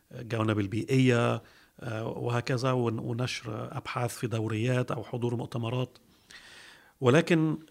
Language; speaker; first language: Arabic; early bilingual, heritage; Arabic